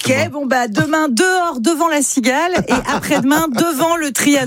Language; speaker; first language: French; native; French